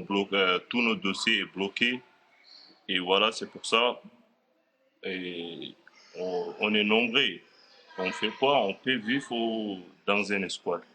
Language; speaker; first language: French; non-native, fluent; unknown